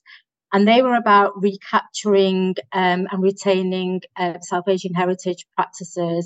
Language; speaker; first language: English; native; English